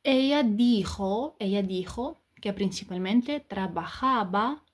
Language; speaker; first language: Spanish; non-native, fluent; Ukrainian